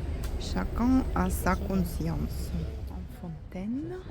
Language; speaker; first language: French; non-native, fluent; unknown